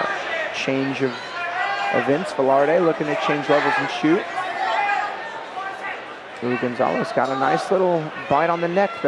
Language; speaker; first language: English; native; English